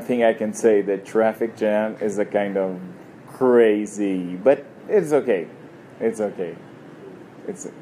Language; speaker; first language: English; non-native, fluent; Portuguese